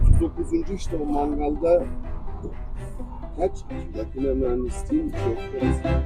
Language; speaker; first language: Turkish; native; Turkish